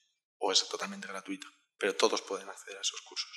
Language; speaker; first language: Spanish; native; Spanish